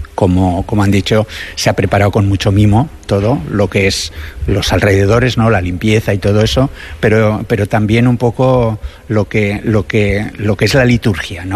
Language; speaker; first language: Spanish; native; Spanish